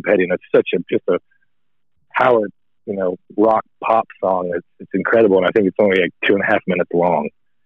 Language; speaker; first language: English; native; English